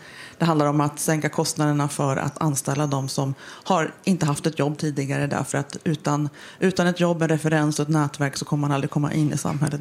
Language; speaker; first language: Swedish; native; Swedish